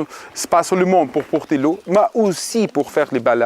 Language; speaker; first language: French; non-native, fluent; Portuguese